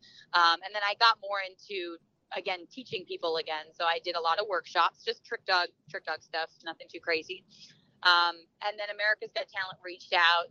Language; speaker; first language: English; native; English